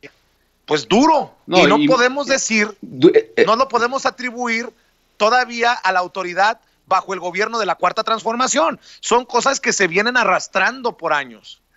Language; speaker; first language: Spanish; native; Spanish